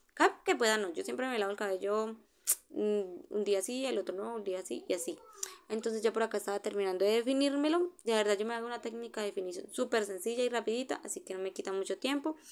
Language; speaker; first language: Spanish; native; Spanish